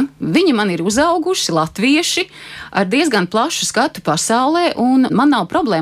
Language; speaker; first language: Latvian; native; Latvian